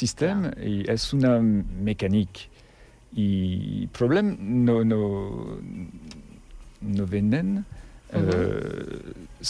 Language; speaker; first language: Catalan; non-native, learner; French